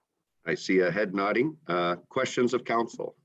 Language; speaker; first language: English; native; English